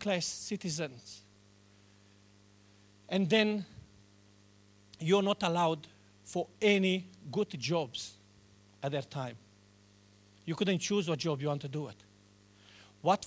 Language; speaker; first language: English; non-native, learner; Romanian